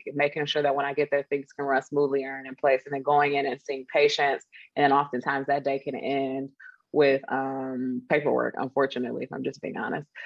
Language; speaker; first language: English; native; English